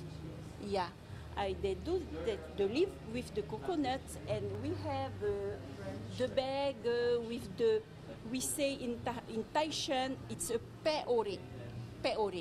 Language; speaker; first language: English; non-native, learner; French